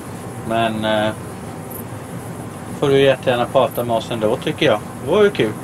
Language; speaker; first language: Swedish; native; Swedish